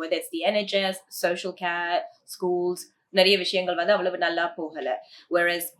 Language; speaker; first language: English; early bilingual, other home language; Tamil